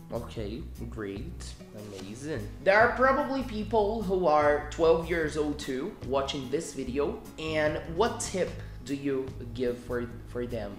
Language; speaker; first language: English; non-native, fluent; Portuguese